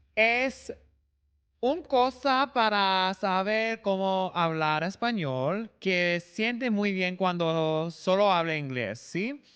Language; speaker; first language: Spanish; non-native, learner; English